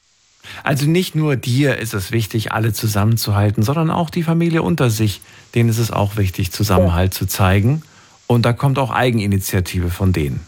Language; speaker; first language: German; native; German